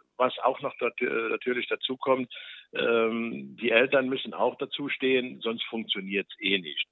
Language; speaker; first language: German; native; German